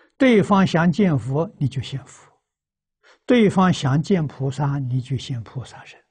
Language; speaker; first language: Chinese; native; Chinese